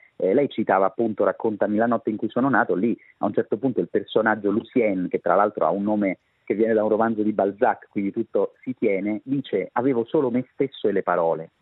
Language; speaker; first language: Italian; native; Italian